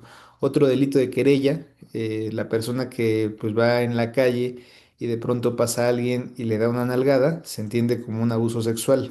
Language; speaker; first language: Spanish; native; Spanish